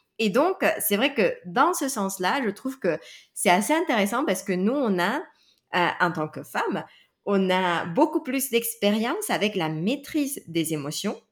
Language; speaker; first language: French; non-native, fluent; Spanish